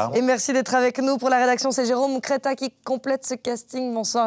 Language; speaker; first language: French; native; French